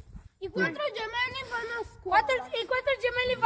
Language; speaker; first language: Italian; early bilingual, other home language; Igbo